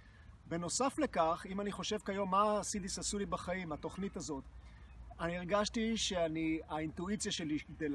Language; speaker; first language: Hebrew; native; Hebrew